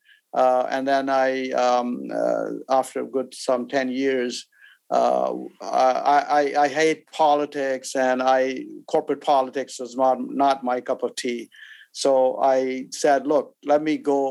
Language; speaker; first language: English; non-native, local second language; Urdu